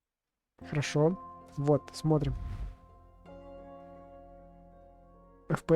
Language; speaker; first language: Russian; native; Russian